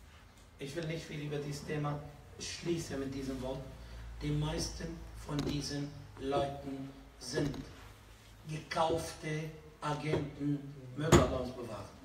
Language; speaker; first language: German; non-native, fluent; Arabic